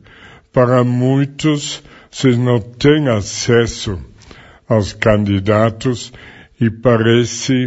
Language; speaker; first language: Portuguese; non-native, fluent; German